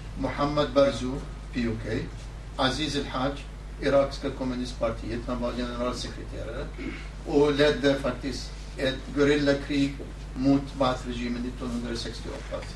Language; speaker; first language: Swedish; non-native, fluent; Southern Kurdish